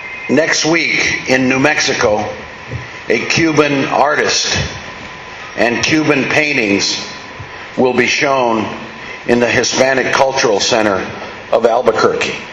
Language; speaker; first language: English; early bilingual, other home language; Spanish